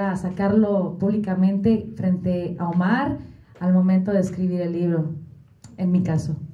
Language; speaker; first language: Spanish; early bilingual, heritage; Spanish